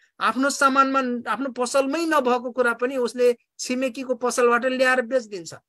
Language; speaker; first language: Nepali; non-native, local second language; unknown